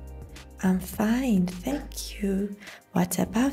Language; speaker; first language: English; non-native, fluent; Arabic